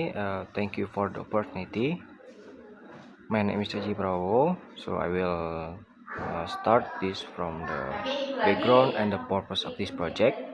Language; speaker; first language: English; non-native, learner; Indonesian